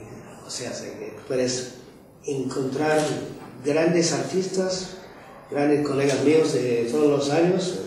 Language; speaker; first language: Spanish; non-native, fluent; English